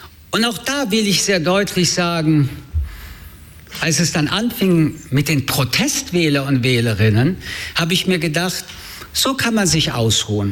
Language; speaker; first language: German; early bilingual, other home language; French